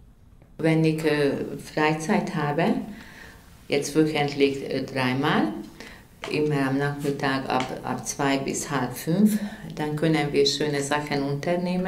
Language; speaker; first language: German; non-native, fluent; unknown